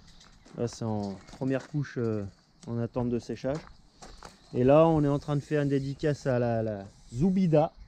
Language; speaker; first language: French; native; French